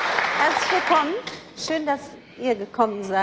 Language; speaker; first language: German; native; German